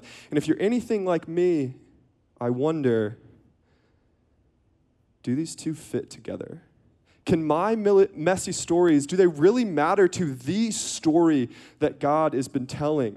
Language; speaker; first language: English; native; English